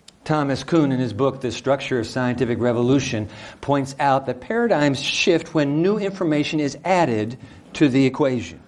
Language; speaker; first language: English; early bilingual, other home language; Japanese